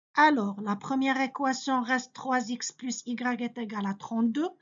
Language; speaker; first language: French; non-native, local second language; Arabic